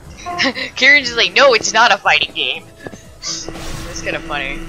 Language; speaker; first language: English; native; English